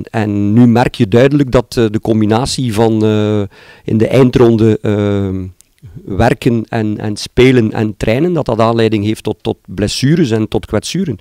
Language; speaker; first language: Dutch; native; Dutch